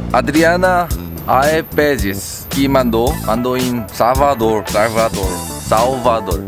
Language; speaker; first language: Portuguese; non-native, learner; Korean